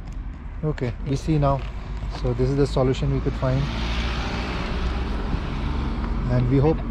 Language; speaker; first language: English; non-native, fluent; Hindi